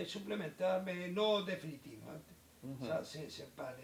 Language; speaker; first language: French; non-native, learner; Spanish